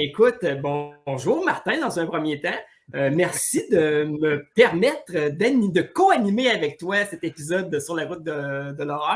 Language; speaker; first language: French; native; French